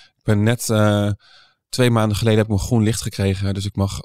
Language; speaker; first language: Dutch; native; Dutch